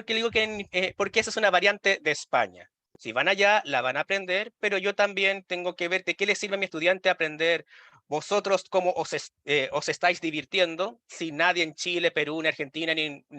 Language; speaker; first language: Spanish; native; Spanish